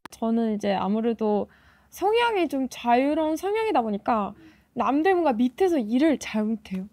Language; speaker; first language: Korean; non-native, fluent; Ukrainian